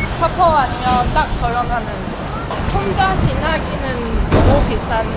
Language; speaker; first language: Korean; non-native, fluent; Cantonese